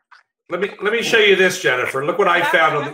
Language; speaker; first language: English; native; English